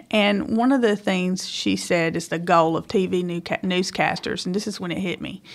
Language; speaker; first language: English; native; English